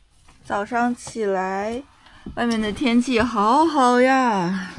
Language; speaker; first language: Chinese; native; Chinese